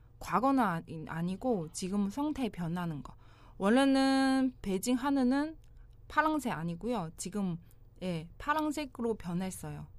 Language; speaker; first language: Korean; non-native, fluent; Chinese